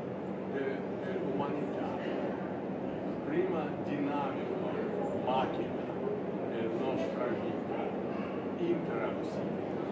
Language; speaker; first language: Italian; non-native, learner; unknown